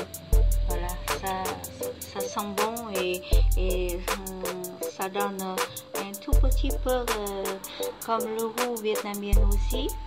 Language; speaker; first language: French; non-native, fluent; Vietnamese